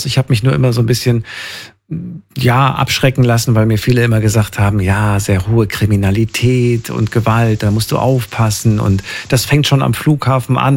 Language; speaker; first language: German; native; German